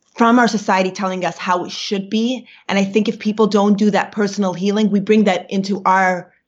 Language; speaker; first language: English; native; English